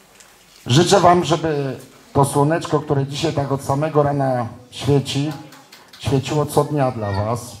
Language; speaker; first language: Polish; native; Polish